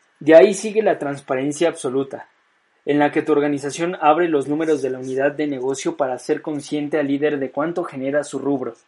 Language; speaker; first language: Spanish; native; Spanish